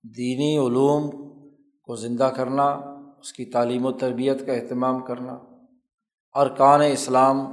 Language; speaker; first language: Urdu; non-native, local second language; Punjabi